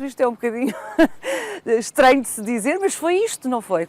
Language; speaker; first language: Portuguese; native; Portuguese